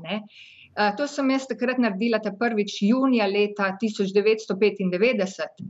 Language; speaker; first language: Slovenian; native; Slovenian